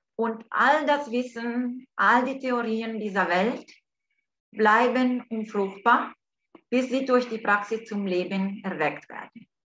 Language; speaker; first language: German; non-native, fluent; Italian